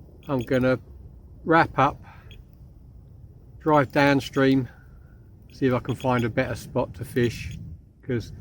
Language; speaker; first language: English; native; English